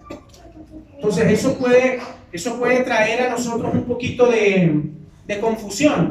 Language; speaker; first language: Spanish; native; Spanish